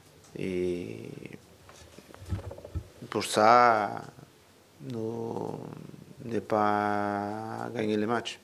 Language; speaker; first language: French; non-native, learner; Portuguese